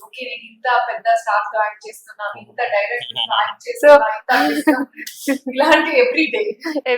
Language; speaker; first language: Telugu; non-native, learner; Kannada